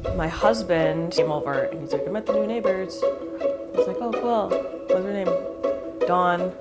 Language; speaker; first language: English; native; English